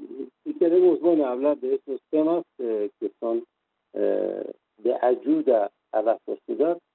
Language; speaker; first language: Spanish; non-native, fluent; Persian